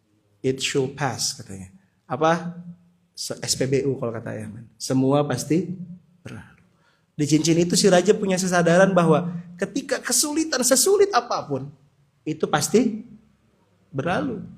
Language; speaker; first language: Indonesian; native; Indonesian